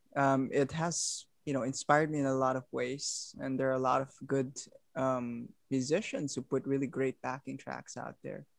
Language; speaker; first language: English; non-native, local second language; Filipino